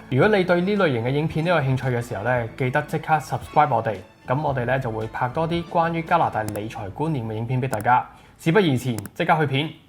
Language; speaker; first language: Cantonese; early bilingual, other home language; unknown